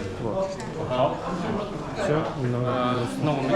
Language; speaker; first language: Russian; native; Russian